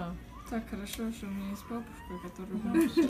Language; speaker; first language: Russian; early bilingual, heritage; Russian